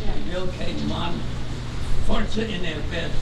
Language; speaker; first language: German; early bilingual, heritage; German